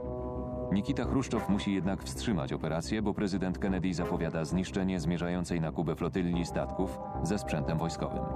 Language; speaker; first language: Polish; native; Polish